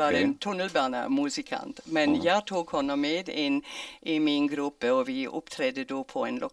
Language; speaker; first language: Swedish; non-native, fluent; German